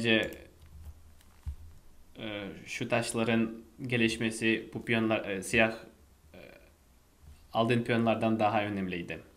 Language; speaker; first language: Turkish; non-native, fluent; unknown